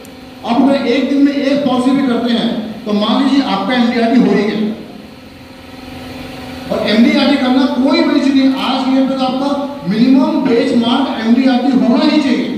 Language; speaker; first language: Hindi; native; Hindi